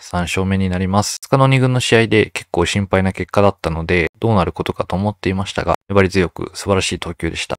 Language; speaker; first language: Japanese; native; Japanese